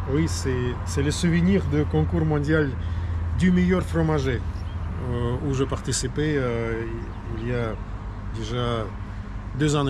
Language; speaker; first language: French; non-native, learner; Russian